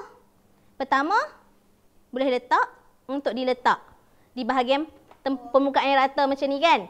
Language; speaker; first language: Malay; native; Malay